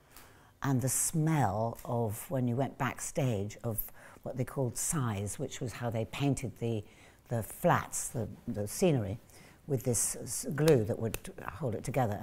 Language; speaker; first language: English; native; English